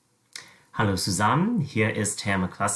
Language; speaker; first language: German; non-native, fluent; English